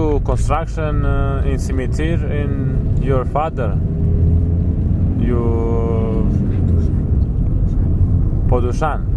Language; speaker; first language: English; non-native, learner; Romanian